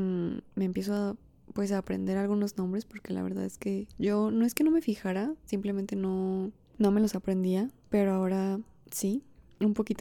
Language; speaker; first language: Spanish; native; Spanish